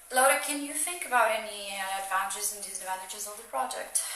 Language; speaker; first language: English; non-native, fluent; Armenian